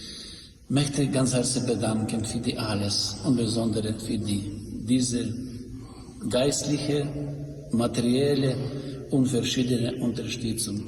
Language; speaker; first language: German; non-native, learner; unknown